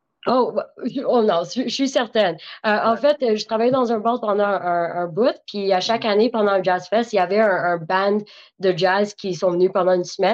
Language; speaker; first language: French; native; French